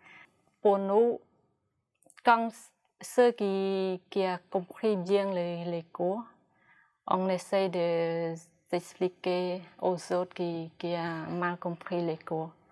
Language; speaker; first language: French; non-native, fluent; Khmer